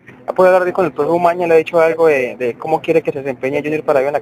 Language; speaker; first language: Spanish; native; Spanish